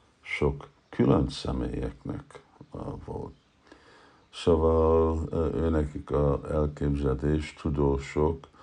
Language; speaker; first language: Hungarian; early bilingual, heritage; Hungarian